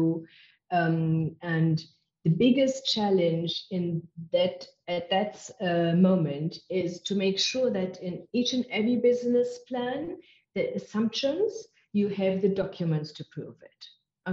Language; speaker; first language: English; non-native, fluent; German